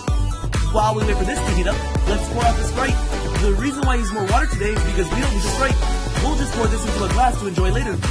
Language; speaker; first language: English; native; English